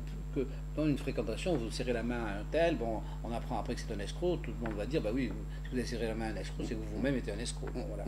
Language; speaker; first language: French; native; French